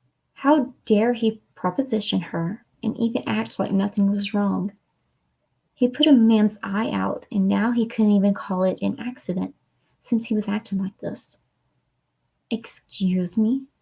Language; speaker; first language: English; native; English